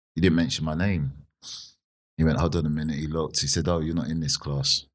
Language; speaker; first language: English; native; English